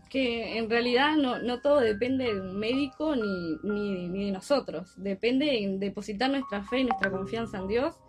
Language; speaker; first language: Spanish; native; Spanish